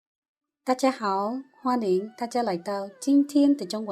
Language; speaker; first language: Chinese; non-native, fluent; Khmer